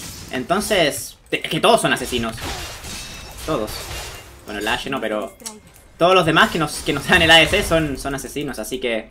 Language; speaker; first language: Spanish; native; Spanish